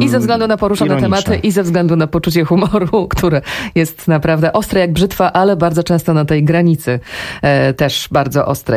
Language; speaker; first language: Polish; native; Polish